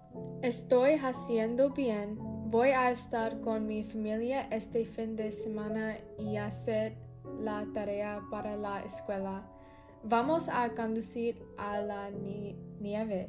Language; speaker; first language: Spanish; non-native, learner; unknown